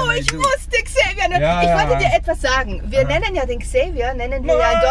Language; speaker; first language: German; early bilingual, other home language; Bosnian